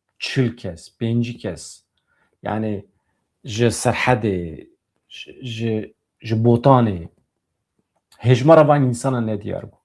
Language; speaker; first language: Kurdish; native; Kurdish